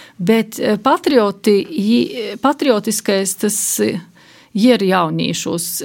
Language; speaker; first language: Latvian; native; Latvian